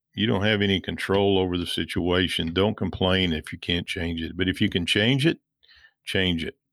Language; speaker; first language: English; native; English